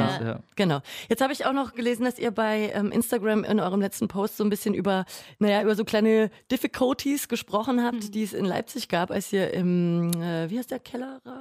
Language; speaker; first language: German; native; German